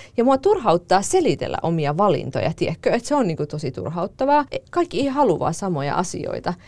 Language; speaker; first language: Finnish; early bilingual, other home language; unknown